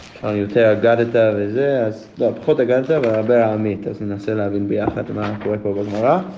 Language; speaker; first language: Hebrew; non-native, fluent; English